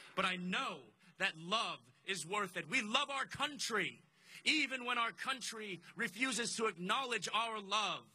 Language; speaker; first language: English; native; English